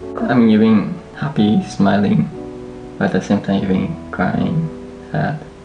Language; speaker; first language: English; non-native, fluent; Japanese